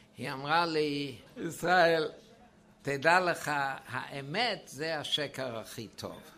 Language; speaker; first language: Hebrew; non-native, fluent; German